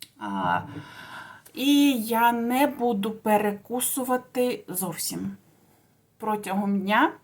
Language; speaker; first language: Ukrainian; non-native, local second language; Russian